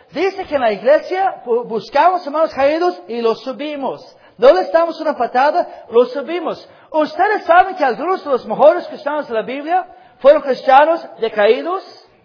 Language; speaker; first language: Spanish; non-native, fluent; English